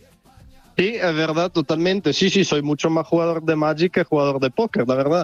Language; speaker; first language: Spanish; non-native, fluent; Italian